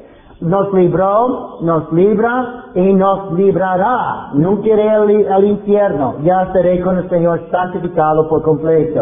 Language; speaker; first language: Spanish; non-native, fluent; English